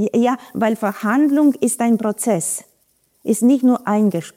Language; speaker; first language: German; non-native, fluent; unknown